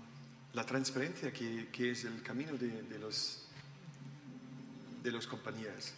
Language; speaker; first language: Spanish; non-native, learner; German